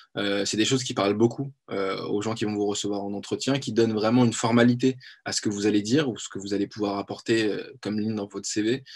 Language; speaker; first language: French; native; French